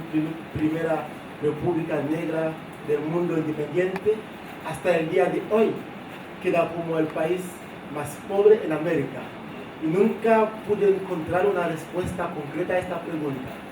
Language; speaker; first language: Spanish; non-native, fluent; Haitian Creole